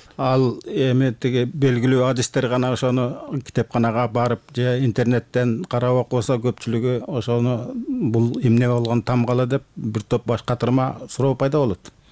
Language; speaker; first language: Kyrgyz; native; Kyrgyz